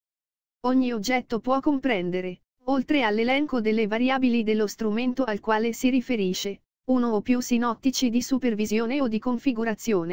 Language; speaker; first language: Italian; native; Italian